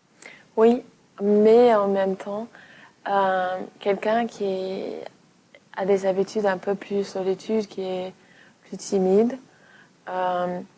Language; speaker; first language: French; non-native, fluent; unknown